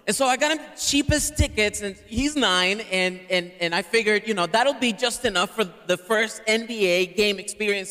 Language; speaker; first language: English; non-native, fluent; Spanish